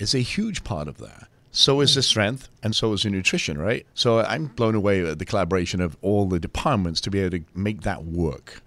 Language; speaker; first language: English; native; English